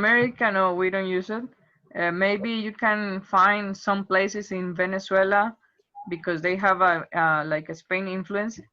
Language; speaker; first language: English; non-native, fluent; Spanish